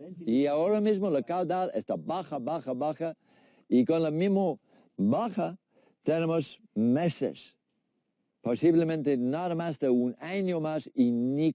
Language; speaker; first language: Spanish; non-native, learner; English